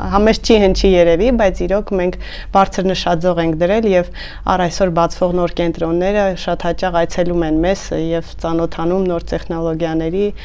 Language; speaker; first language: Armenian; native; Armenian